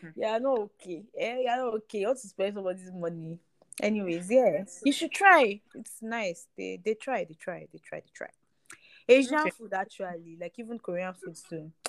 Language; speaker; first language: English; non-native, local second language; Yoruba